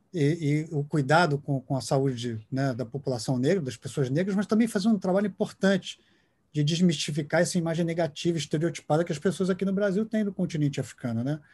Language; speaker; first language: Portuguese; native; Portuguese